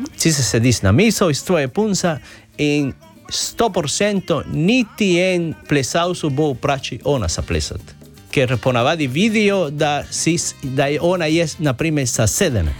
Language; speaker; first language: Slovenian; non-native, learner; Spanish